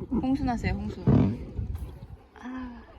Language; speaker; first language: Spanish; non-native, learner; Korean